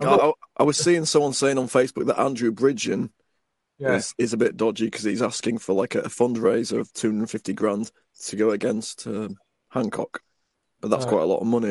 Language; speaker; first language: English; native; English